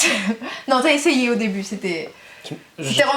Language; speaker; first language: French; native; French